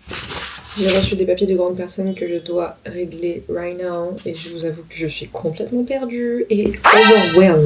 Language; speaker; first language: French; native; French